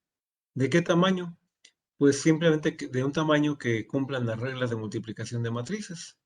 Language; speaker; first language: Spanish; native; Spanish